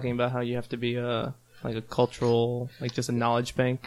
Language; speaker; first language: English; native; English